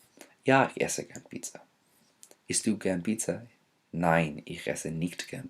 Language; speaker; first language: German; non-native, fluent; English